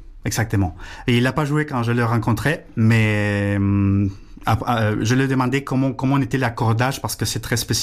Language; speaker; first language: French; non-native, fluent; Spanish